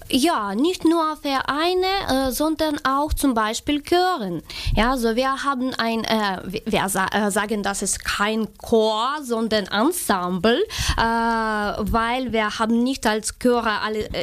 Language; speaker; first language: German; non-native, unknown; Ukrainian